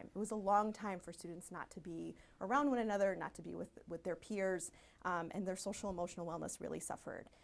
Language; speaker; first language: English; early bilingual, other home language; Spanish